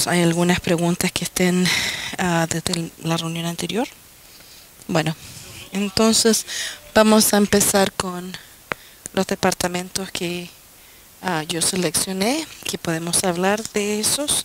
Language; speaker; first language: Spanish; non-native, fluent; English